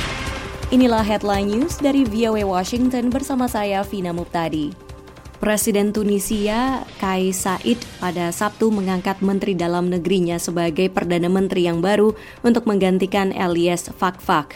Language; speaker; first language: Indonesian; native; Indonesian